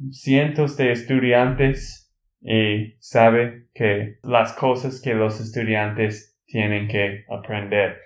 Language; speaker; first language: Spanish; non-native, learner; English